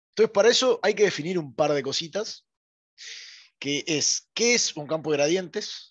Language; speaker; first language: Spanish; native; Spanish